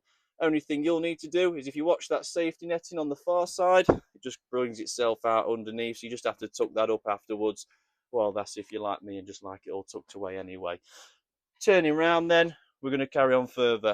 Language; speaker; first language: English; native; English